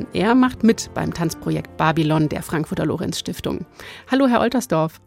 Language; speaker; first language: German; native; German